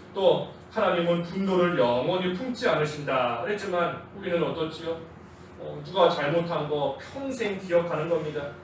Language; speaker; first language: Korean; native; Korean